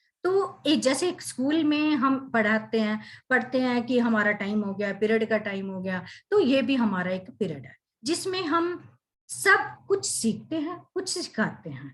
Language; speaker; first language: Hindi; native; Hindi